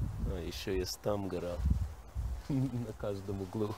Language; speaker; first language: Russian; early bilingual, heritage; Russian